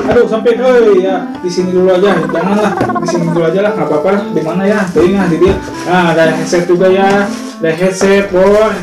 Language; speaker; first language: Indonesian; non-native, local second language; Sundanese